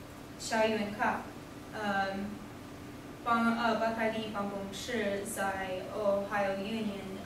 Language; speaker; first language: Chinese; non-native, learner; English